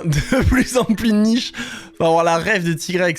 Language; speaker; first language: French; native; French